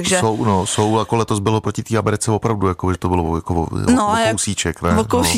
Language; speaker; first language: Czech; native; Czech